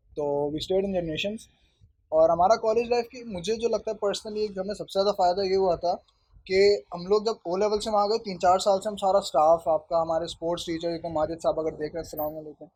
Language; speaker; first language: Urdu; native; Urdu